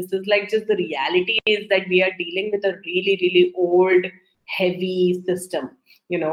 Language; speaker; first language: English; non-native, local second language; Hindi